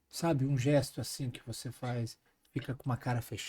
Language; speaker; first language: Portuguese; native; Portuguese